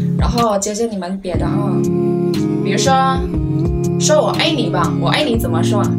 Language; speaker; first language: Chinese; non-native, fluent; Indonesian